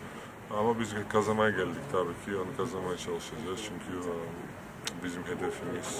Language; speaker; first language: Turkish; non-native, fluent; Georgian